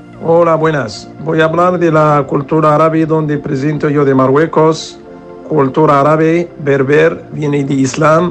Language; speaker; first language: Spanish; non-native, learner; Arabic